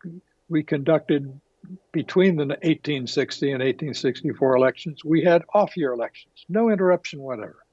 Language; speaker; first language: English; native; English